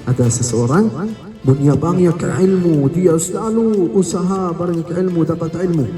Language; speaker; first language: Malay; non-native, fluent; Arabic